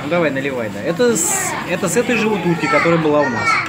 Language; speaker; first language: Russian; native; Russian